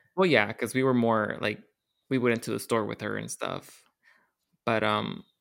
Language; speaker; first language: English; early bilingual, other home language; Spanish